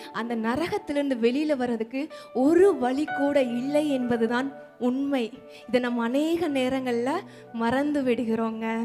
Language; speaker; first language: Tamil; native; Tamil